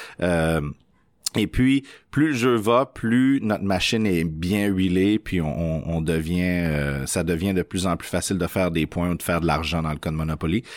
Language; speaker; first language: French; native; French